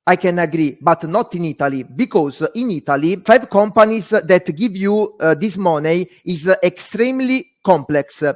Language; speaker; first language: English; non-native, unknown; Italian